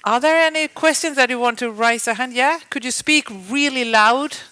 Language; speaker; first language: English; non-native, fluent; Swedish